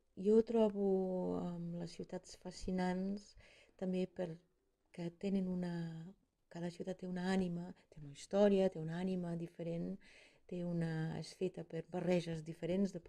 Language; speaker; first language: Catalan; non-native, fluent; German